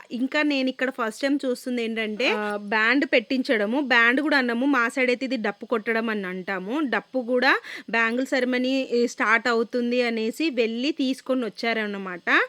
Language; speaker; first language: Telugu; non-native, local second language; Kannada